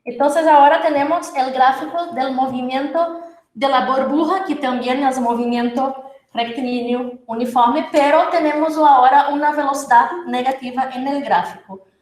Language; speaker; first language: Spanish; non-native, fluent; Portuguese